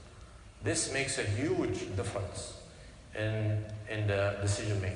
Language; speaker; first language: English; non-native, fluent; Arabic